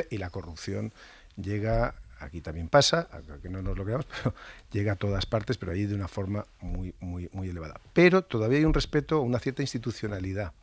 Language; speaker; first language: Spanish; native; Spanish